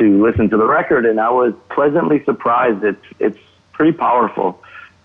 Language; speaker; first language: English; native; English